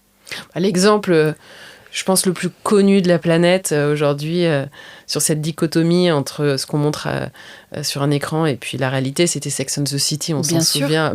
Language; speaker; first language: French; native; French